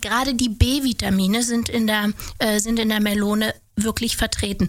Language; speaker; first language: German; native; German